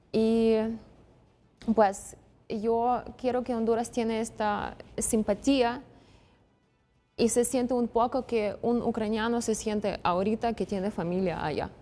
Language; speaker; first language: Spanish; non-native, fluent; Ukrainian